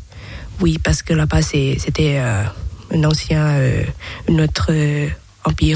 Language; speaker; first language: French; non-native, fluent; Thai